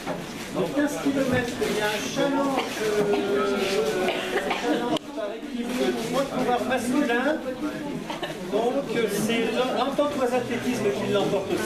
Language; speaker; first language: French; native; French